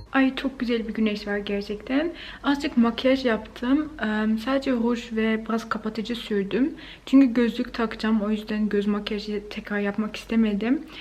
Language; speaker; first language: Turkish; early bilingual, heritage; Turkish